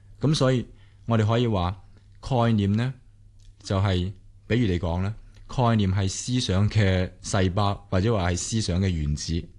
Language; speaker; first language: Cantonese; native; Cantonese